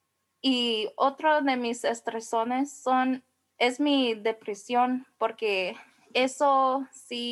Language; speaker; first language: Spanish; early bilingual, heritage; Spanish